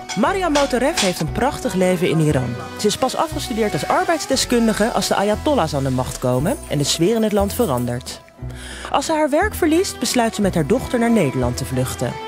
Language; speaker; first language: Dutch; native; Dutch